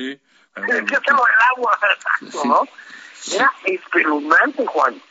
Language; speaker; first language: Spanish; native; Spanish